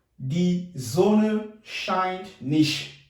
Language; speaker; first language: German; non-native, fluent; French